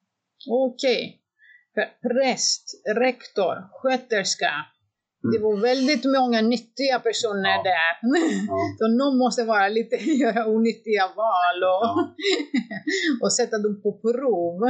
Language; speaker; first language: Swedish; non-native, fluent; Greek